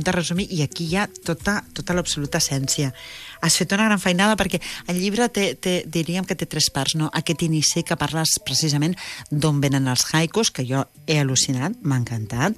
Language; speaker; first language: Catalan; native; Catalan